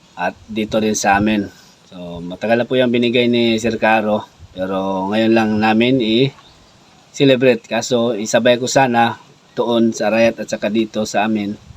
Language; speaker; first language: Filipino; non-native, local second language; Cebuano